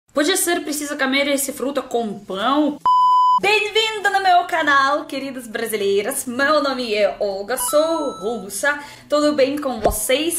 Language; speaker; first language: Portuguese; non-native, learner; Russian